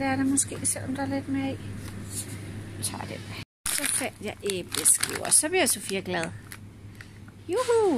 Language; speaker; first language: Danish; native; Danish